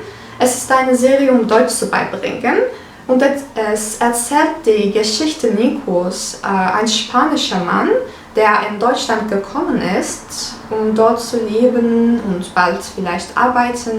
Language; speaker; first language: German; non-native, fluent; Turkish